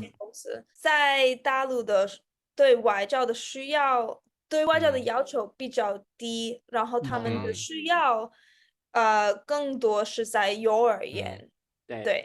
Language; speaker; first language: Chinese; non-native, fluent; Russian